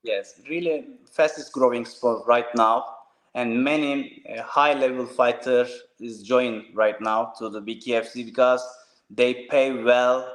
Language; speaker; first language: English; non-native, learner; Turkish